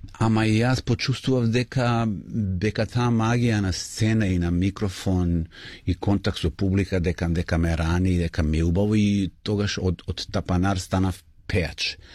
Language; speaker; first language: Macedonian; native; Macedonian